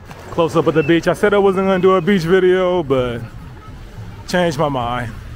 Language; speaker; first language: English; native; English